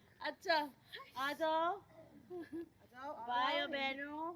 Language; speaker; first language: Hindi; non-native, local second language; Rongmei Naga